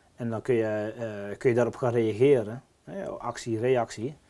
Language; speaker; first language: Dutch; native; Dutch